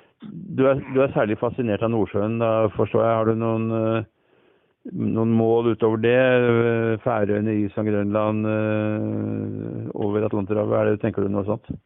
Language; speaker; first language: Norwegian; native; Norwegian